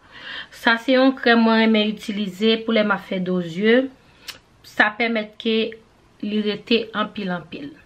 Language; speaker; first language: French; non-native, learner; Haitian Creole